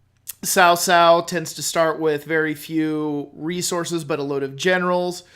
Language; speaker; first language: English; native; English